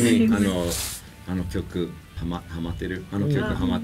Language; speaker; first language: Japanese; non-native, fluent; English